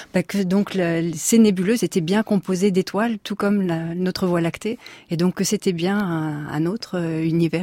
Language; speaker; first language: French; native; French